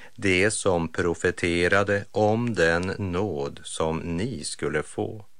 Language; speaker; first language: Swedish; native; Swedish